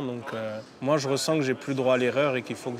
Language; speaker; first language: French; native; French